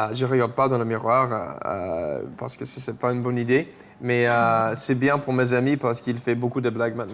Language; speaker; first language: French; non-native, fluent; English